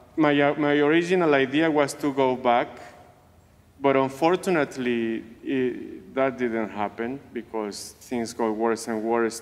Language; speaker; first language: English; non-native, fluent; Spanish